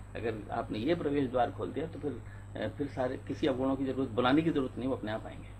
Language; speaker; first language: Hindi; native; Hindi